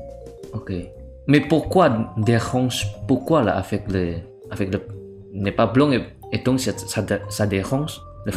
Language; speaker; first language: French; non-native, learner; Indonesian